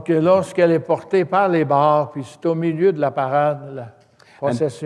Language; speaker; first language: French; native; French